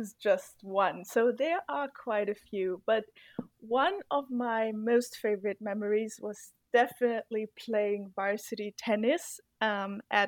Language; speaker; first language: English; non-native, fluent; German